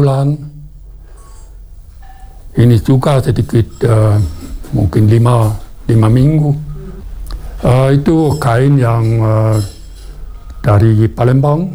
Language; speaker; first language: Indonesian; non-native, fluent; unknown